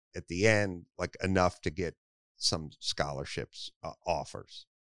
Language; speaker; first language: English; native; English